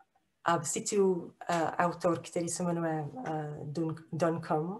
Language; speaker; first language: Czech; non-native, fluent; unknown